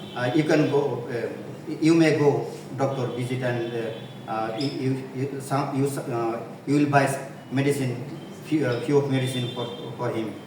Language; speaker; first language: English; non-native, local second language; Bangla